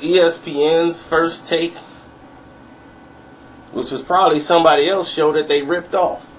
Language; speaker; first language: English; native; English